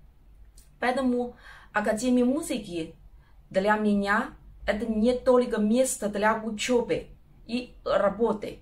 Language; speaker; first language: Russian; non-native, learner; Chinese